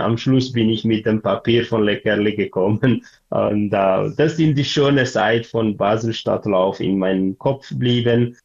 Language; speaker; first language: German; non-native, learner; Tigrinya